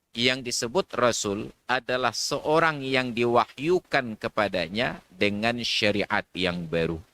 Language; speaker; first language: Malay; non-native, local second language; Achinese